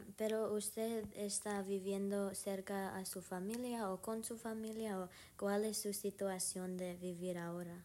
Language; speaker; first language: Spanish; non-native, learner; English